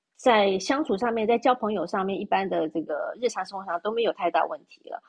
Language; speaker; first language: Chinese; native; Chinese